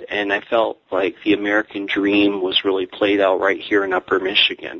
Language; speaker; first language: English; native; English